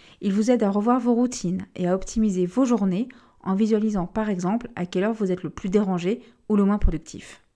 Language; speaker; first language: French; native; French